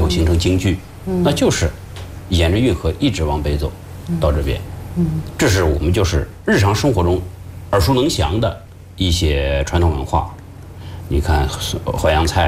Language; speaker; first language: Chinese; native; Chinese